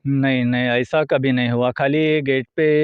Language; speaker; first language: Hindi; non-native, local second language; Marathi